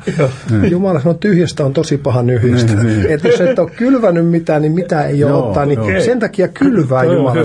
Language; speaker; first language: Finnish; native; Finnish